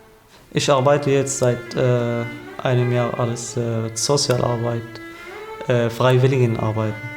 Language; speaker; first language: German; non-native, learner; Arabic